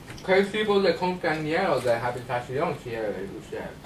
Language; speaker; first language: Spanish; non-native, learner; English